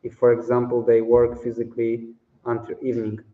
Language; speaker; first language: English; non-native, fluent; Polish